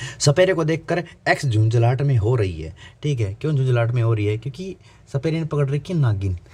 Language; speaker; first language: Hindi; native; Hindi